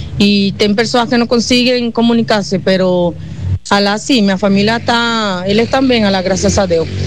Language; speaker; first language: Portuguese; non-native, learner; Spanish